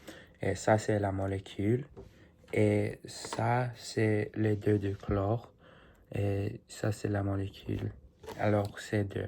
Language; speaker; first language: French; non-native, learner; English